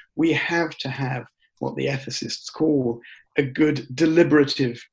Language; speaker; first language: English; native; English